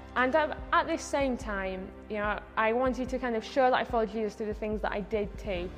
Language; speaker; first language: English; native; English